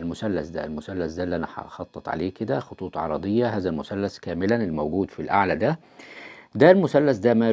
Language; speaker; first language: Arabic; native; Arabic